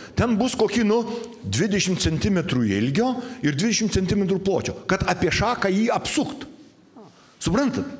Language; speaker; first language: Lithuanian; native; Lithuanian